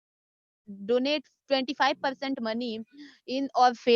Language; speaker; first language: English; non-native, learner; Hindi